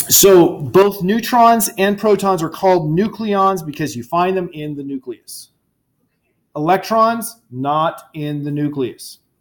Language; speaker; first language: English; native; English